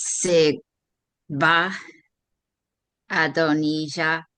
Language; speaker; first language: Hebrew; non-native, learner; English